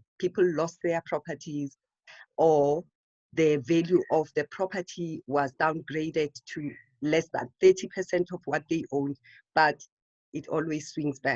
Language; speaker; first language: English; non-native, local second language; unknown